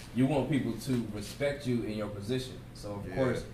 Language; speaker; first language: English; native; English